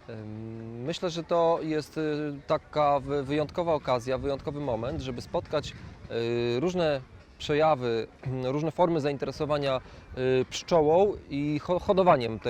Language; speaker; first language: Polish; native; Polish